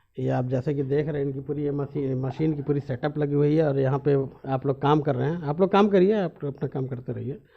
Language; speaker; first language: Hindi; native; Hindi